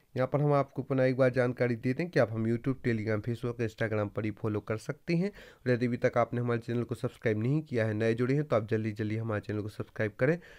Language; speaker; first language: Hindi; native; Hindi